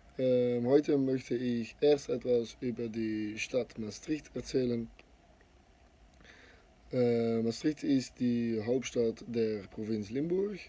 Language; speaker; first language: German; non-native, learner; Dutch